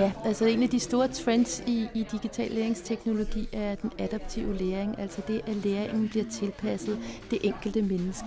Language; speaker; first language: Danish; native; Danish